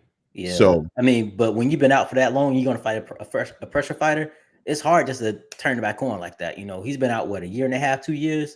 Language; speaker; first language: English; native; English